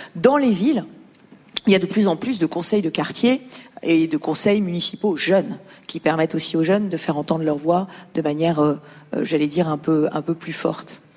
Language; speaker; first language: French; native; French